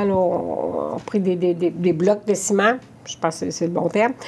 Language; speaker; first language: French; native; French